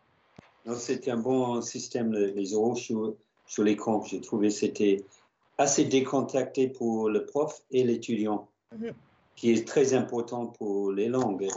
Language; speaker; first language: French; non-native, fluent; English